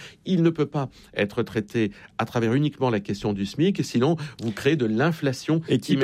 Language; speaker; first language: French; native; French